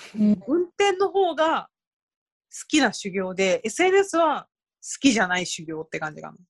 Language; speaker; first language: Japanese; native; Japanese